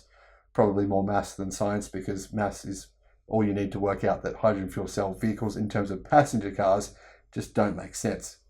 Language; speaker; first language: English; native; English